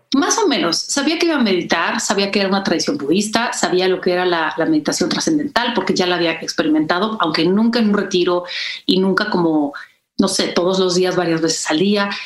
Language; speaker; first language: Spanish; early bilingual, other home language; Polish